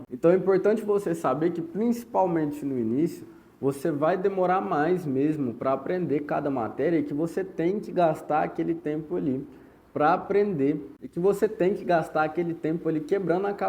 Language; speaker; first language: Portuguese; native; Portuguese